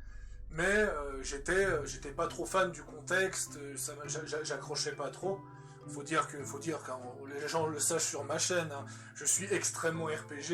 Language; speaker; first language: French; native; French